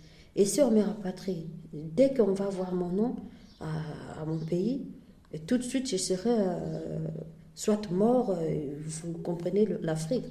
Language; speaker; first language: French; non-native, fluent; Portuguese